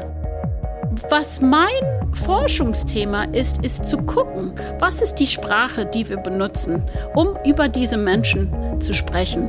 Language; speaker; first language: German; non-native, fluent; English